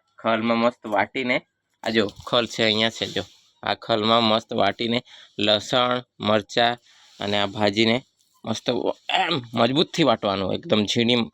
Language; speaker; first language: Gujarati; non-native, local second language; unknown